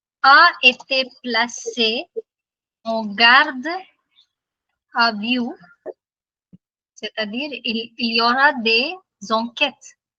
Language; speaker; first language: French; non-native, fluent; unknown